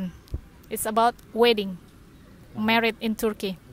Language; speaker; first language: English; non-native, learner; Indonesian